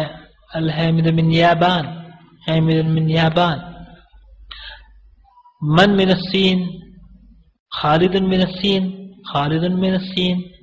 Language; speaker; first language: Arabic; non-native, fluent; Malayalam